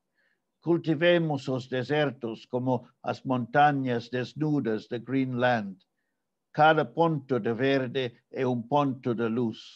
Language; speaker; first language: Portuguese; non-native, fluent; English